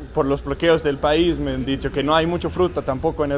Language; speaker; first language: Spanish; non-native, learner; Danish